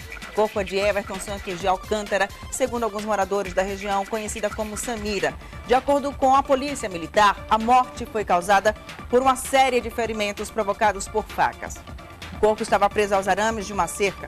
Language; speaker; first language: Portuguese; native; Portuguese